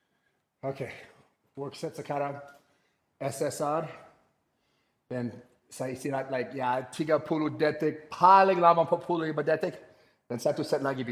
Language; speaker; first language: Indonesian; non-native, fluent; English